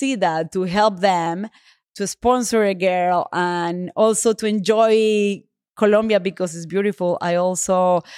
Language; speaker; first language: English; non-native, fluent; Spanish